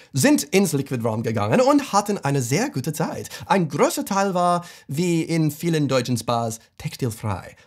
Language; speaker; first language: German; non-native, fluent; English